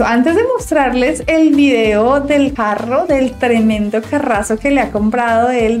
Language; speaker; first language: Spanish; native; Spanish